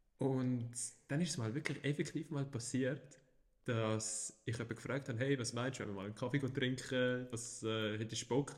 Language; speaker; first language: German; native; German